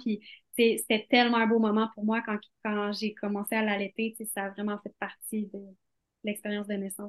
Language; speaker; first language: French; native; French